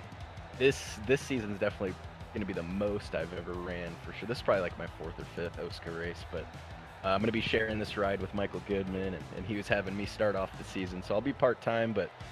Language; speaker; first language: English; native; English